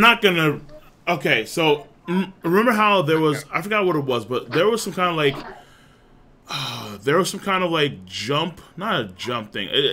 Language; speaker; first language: English; native; English